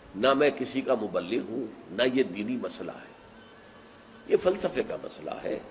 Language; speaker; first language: Urdu; native; Urdu